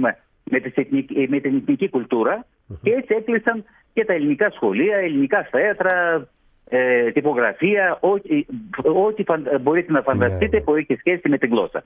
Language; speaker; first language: Greek; early bilingual, heritage; Greek